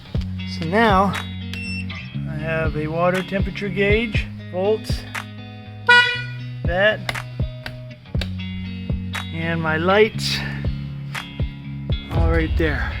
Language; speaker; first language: English; native; English